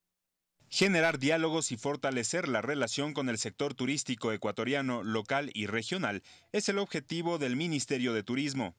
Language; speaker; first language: Spanish; native; Spanish